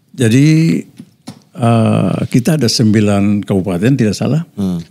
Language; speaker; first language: Indonesian; native; Indonesian